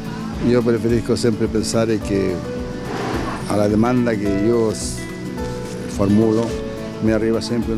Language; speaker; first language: Italian; non-native, fluent; Spanish